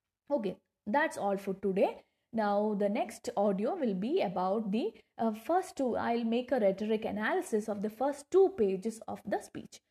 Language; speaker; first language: English; non-native, local second language; Malayalam